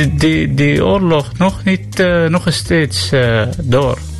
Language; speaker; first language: Dutch; non-native, learner; Arabic